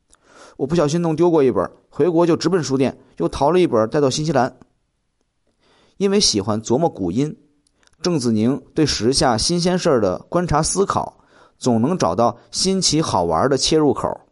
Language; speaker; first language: Chinese; native; Chinese